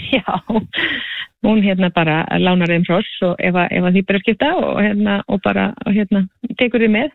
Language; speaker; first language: Icelandic; native; Icelandic